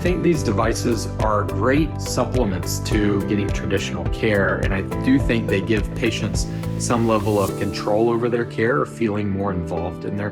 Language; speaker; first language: English; native; English